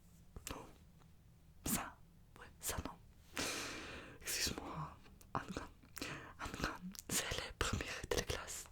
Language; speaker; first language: French; non-native, learner; Russian